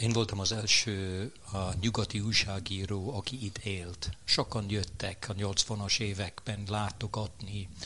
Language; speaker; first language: Hungarian; non-native, fluent; English